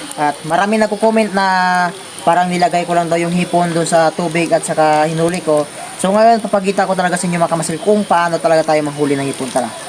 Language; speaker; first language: Filipino; native; Filipino